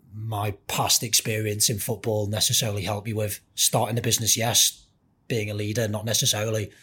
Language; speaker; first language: English; native; English